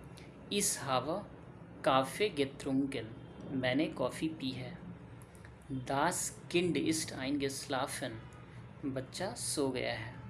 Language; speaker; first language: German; non-native, learner; Hindi